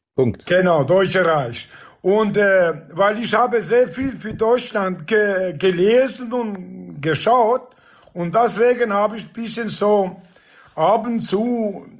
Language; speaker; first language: German; non-native, fluent; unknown